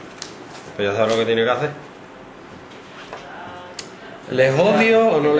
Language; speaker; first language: Spanish; native; Spanish